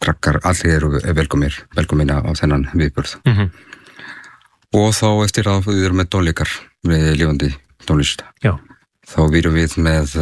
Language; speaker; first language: Icelandic; non-native, learner; Spanish